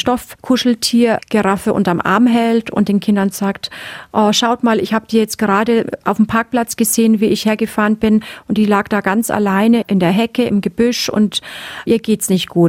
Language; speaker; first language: German; native; German